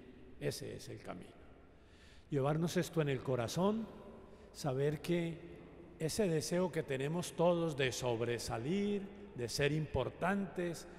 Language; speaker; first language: Spanish; native; Spanish